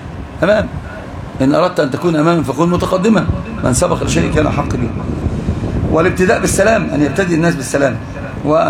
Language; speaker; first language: Arabic; native; Arabic